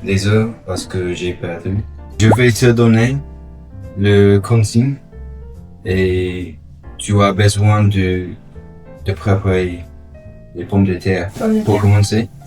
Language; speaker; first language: French; non-native, learner; English